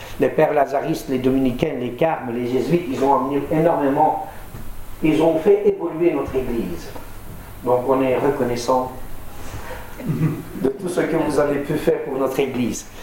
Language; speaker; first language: French; non-native, local second language; Assyrian Neo-Aramaic